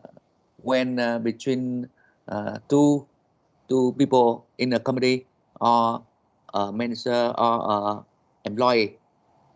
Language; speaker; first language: English; non-native, learner; Vietnamese